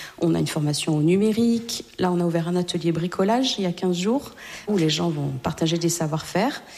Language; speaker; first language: French; native; French